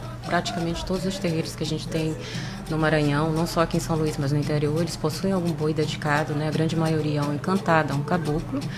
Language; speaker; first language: Portuguese; native; Portuguese